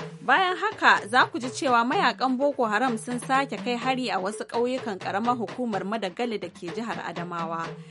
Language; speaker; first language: Hausa; native; Hausa